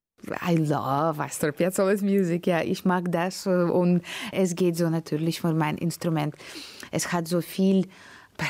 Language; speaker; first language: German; non-native, learner; Latvian